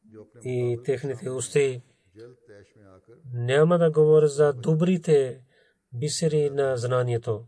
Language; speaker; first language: Bulgarian; non-native, learner; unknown